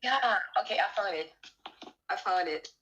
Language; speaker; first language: English; non-native, learner; French